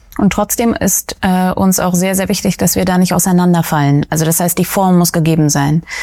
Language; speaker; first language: German; early bilingual, other home language; Russian